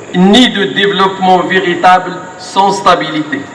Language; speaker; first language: French; non-native, local second language; Arabic